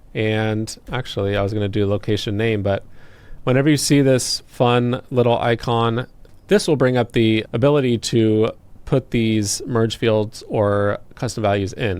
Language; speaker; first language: English; native; English